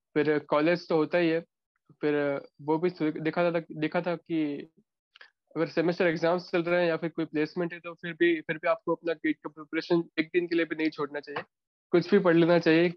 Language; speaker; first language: Hindi; non-native, local second language; Gujarati